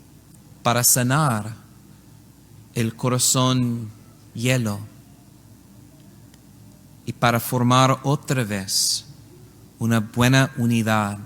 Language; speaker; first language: Spanish; non-native, learner; English